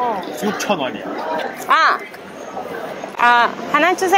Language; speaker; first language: Korean; non-native, learner; Spanish